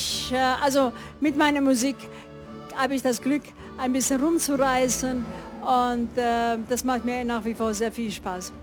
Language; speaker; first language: German; non-native, fluent; Italian